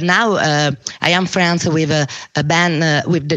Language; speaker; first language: English; non-native, learner; Russian